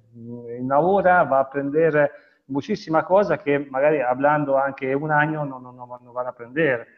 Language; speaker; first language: Spanish; non-native, learner; Italian